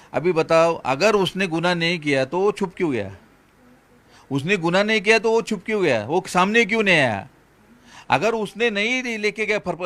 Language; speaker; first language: Hindi; non-native, local second language; Marathi